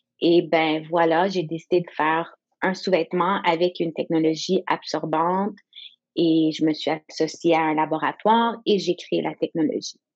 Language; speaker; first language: French; non-native, local second language; English